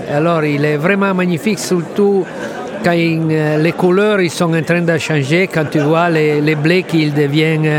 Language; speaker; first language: French; non-native, fluent; Italian